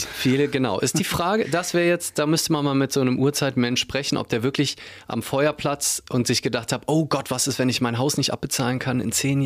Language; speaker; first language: German; native; German